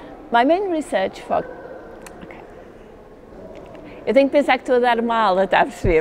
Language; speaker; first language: Portuguese; native; Portuguese